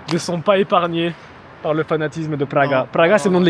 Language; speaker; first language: French; native; French